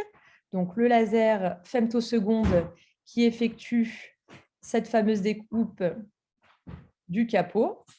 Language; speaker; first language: French; native; French